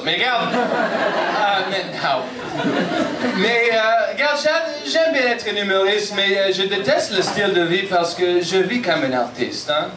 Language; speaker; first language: French; non-native, local second language; English